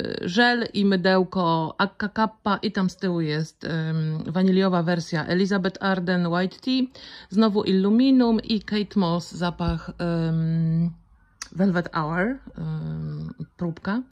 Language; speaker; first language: Polish; native; Polish